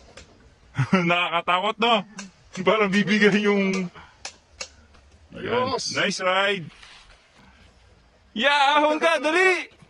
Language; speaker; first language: Filipino; non-native, local second language; Pampanga